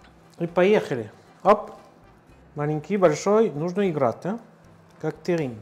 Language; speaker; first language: Russian; non-native, learner; French